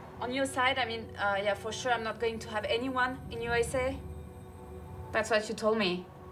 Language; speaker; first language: English; non-native, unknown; French